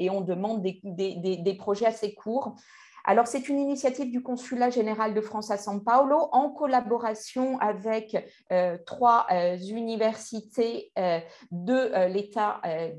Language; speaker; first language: French; native; French